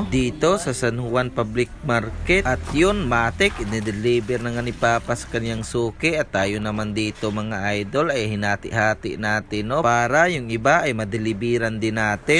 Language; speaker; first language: Filipino; native; Filipino